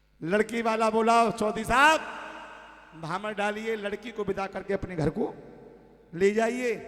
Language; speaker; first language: Hindi; native; Hindi